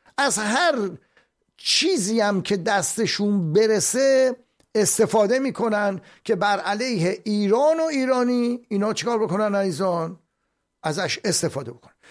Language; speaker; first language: Persian; native; Persian